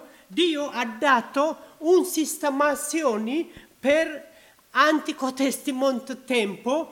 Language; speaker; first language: Italian; non-native, learner; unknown